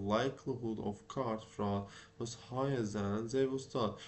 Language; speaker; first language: English; non-native, learner; Azerbaijani